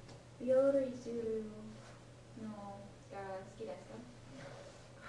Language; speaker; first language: Japanese; non-native, learner; English